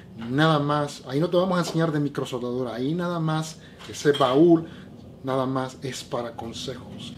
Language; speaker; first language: Spanish; native; Spanish